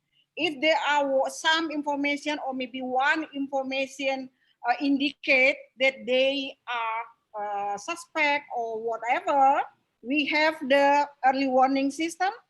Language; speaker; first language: English; non-native, local second language; Indonesian